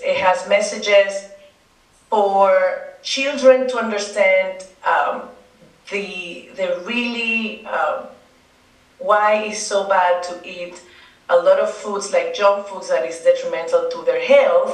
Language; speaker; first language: English; non-native, fluent; Spanish